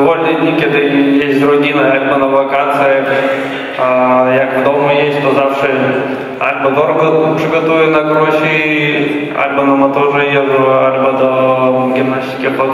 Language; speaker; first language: Polish; non-native, learner; Russian